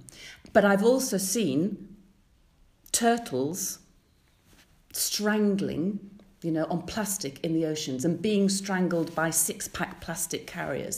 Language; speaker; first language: English; native; English